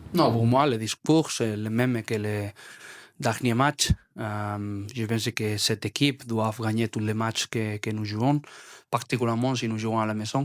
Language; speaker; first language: French; non-native, learner; Spanish